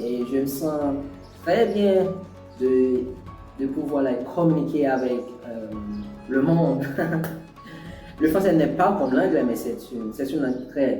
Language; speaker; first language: French; non-native, local second language; Haitian Creole